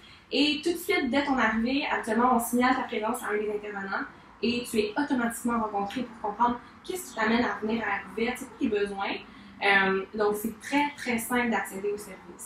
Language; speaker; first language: French; native; French